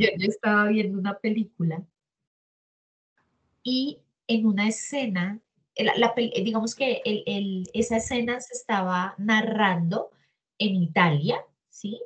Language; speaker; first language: Spanish; native; Spanish